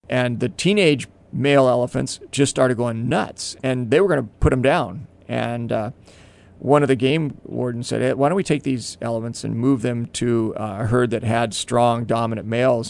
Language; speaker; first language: English; native; English